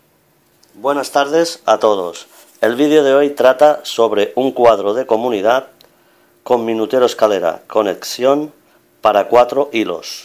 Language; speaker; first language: Spanish; native; Spanish